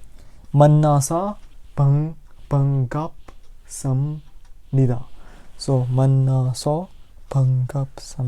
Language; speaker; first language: Korean; non-native, learner; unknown